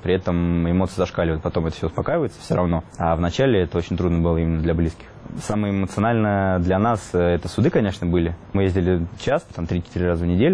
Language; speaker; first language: Russian; native; Russian